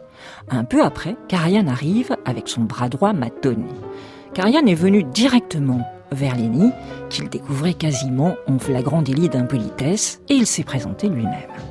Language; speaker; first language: French; native; French